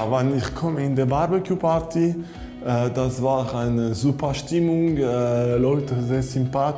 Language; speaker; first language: German; non-native, learner; French